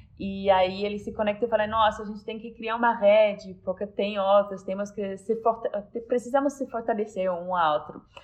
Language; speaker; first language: Portuguese; non-native, fluent; Polish